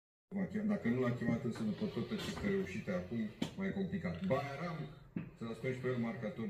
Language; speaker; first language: Romanian; native; Romanian